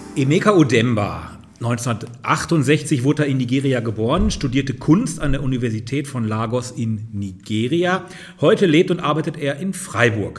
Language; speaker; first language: German; native; German